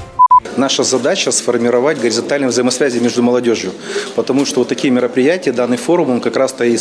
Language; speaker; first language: Russian; native; Russian